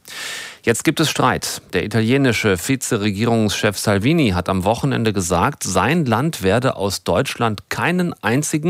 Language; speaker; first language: German; native; German